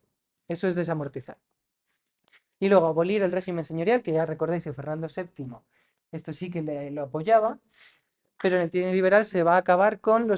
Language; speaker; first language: Spanish; native; Spanish